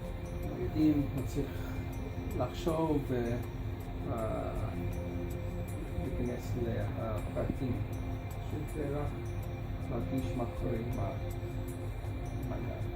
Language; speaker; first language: Hebrew; non-native, fluent; English